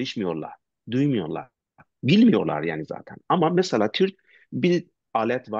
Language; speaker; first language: Turkish; non-native, learner; Persian